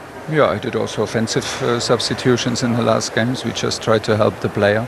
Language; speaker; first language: English; non-native, fluent; German